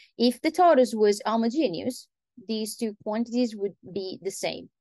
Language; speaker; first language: English; non-native, fluent; Italian